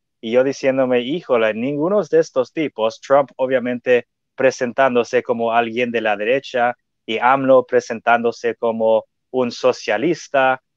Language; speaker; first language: Spanish; non-native, fluent; English